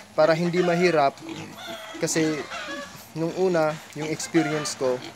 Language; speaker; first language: Filipino; non-native, local second language; Bikol